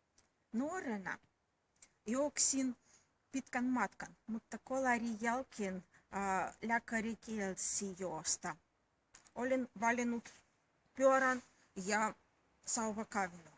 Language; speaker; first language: Finnish; non-native, learner; Russian